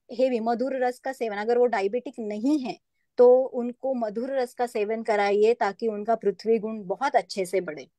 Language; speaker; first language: Hindi; non-native, local second language; Marathi